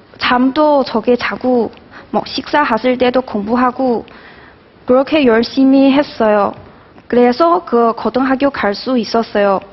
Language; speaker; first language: Korean; non-native, fluent; Chinese